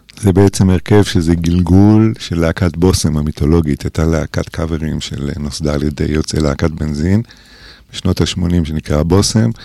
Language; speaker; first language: Hebrew; early bilingual, other home language; English